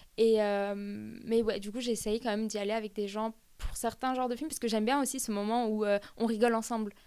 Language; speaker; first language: French; early bilingual, other home language; Armenian